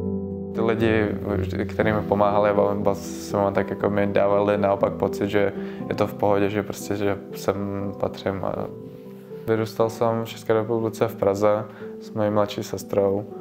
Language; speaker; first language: Czech; early bilingual, other home language; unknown